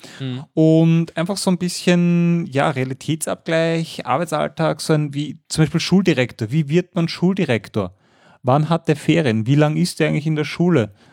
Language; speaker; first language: German; native; German